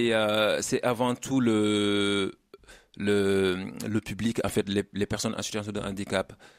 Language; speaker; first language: French; non-native, local second language; Wolof